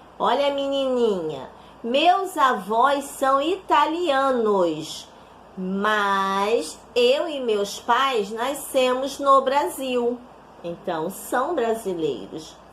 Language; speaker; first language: Portuguese; native; Portuguese